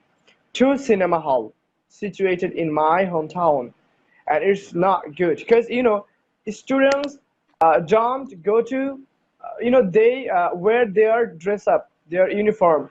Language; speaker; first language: English; non-native, learner; Bangla